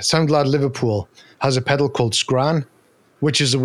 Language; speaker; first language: English; native; English